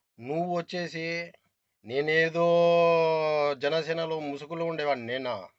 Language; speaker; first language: Telugu; non-native, local second language; Urdu